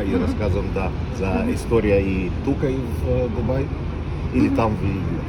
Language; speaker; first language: Bulgarian; non-native, learner; Arabic